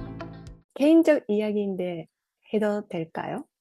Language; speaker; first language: Korean; non-native, fluent; Japanese